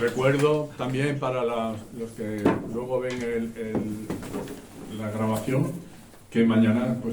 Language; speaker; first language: Spanish; native; Spanish